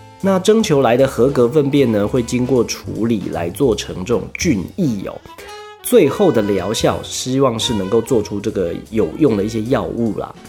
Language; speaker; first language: Chinese; native; Chinese